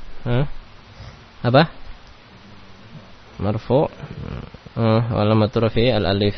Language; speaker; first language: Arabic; non-native, fluent; Indonesian